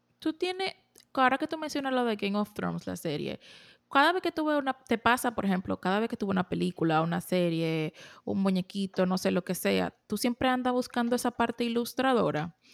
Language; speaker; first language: Spanish; native; Spanish